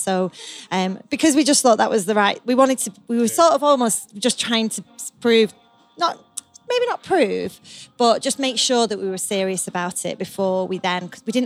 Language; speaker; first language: English; native; English